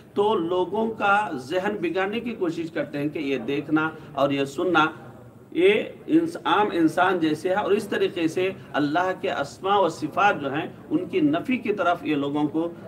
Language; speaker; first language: Urdu; native; Urdu